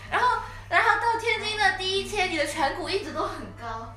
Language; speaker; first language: Chinese; native; Chinese